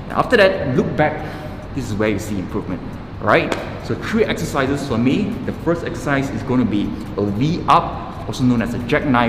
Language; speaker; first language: English; non-native, local second language; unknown